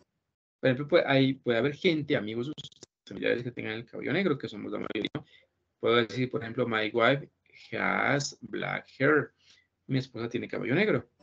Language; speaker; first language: Spanish; native; Spanish